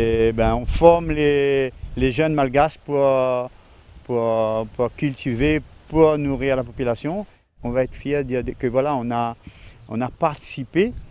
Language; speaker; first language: French; non-native, local second language; Réunion Creole French